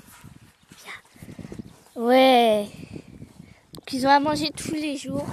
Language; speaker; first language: French; native; French